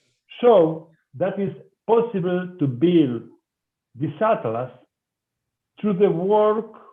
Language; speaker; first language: English; non-native, fluent; Spanish